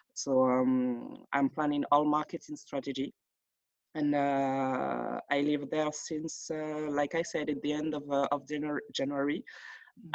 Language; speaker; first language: English; non-native, fluent; French